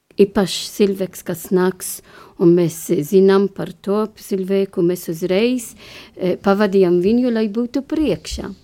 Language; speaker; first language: Latvian; non-native, learner; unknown